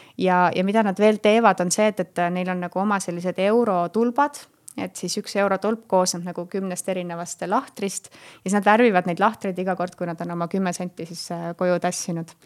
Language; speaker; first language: Estonian; native; Estonian